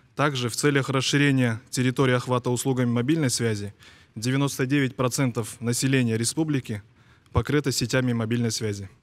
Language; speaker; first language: Russian; non-native, local second language; Kyrgyz